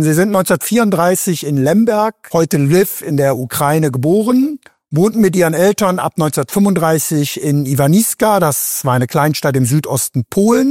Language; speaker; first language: German; native; German